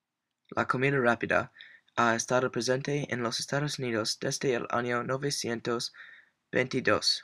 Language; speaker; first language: Spanish; non-native, learner; English